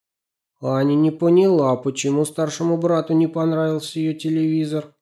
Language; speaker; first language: Russian; native; Russian